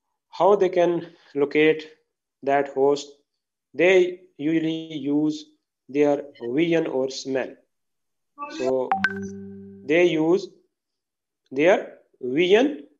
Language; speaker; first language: English; non-native, local second language; Urdu